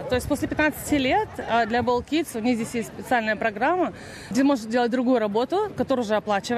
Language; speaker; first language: Russian; native; Russian